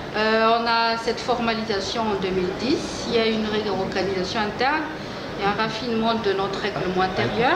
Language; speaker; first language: French; non-native, local second language; Malagasy